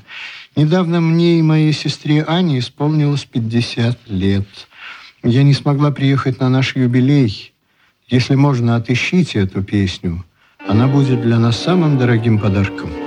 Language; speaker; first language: Russian; native; Russian